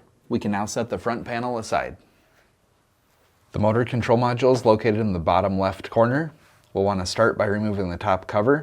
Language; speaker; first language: English; native; English